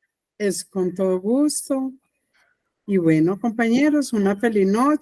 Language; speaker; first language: Spanish; native; Spanish